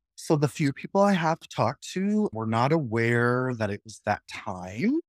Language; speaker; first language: English; native; English